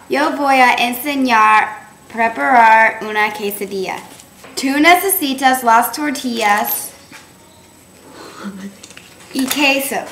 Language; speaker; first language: Spanish; non-native, learner; English